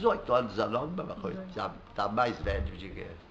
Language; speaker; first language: Portuguese; non-native, fluent; Arabic